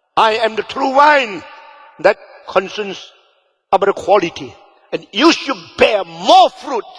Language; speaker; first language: English; non-native, fluent; Indonesian